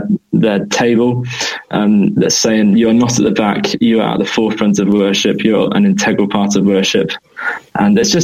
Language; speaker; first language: English; native; English